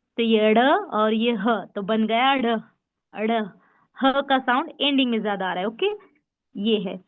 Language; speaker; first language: Hindi; native; Hindi